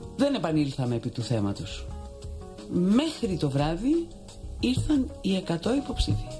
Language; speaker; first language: Greek; native; Greek